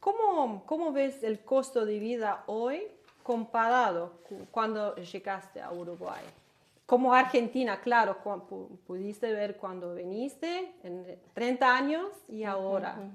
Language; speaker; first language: Spanish; non-native, learner; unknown